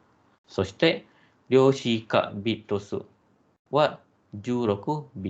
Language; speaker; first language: Japanese; non-native, fluent; Malay